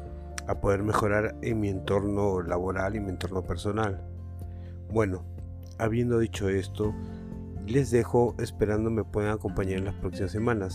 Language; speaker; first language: Spanish; native; Spanish